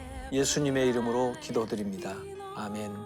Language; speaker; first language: Korean; native; Korean